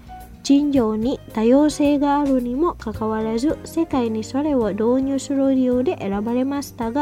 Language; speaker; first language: Japanese; non-native, fluent; Indonesian